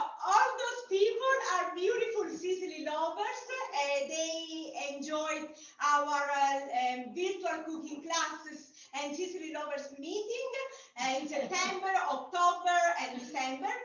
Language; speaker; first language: English; non-native, fluent; Italian